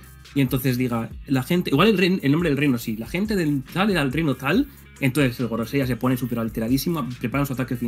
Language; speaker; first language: Spanish; native; Spanish